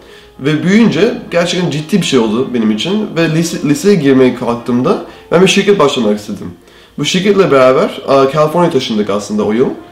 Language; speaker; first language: Turkish; early bilingual, heritage; Turkish